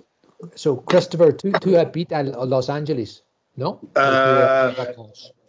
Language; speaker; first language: French; non-native, learner; English